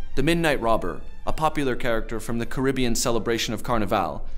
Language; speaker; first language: English; native; English